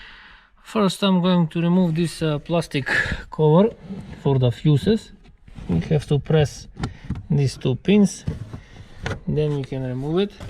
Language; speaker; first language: English; non-native, fluent; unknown